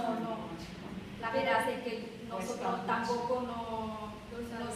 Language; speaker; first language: Spanish; non-native, learner; Vietnamese